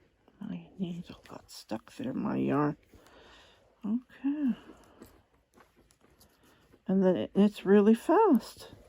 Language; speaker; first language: English; non-native, fluent; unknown